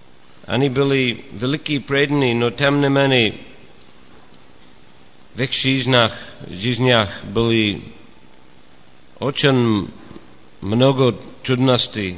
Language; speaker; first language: Russian; non-native, fluent; English